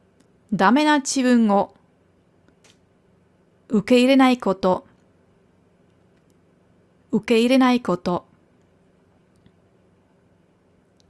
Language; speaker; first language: Japanese; non-native, fluent; German